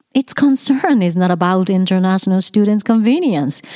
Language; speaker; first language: English; non-native, fluent; Japanese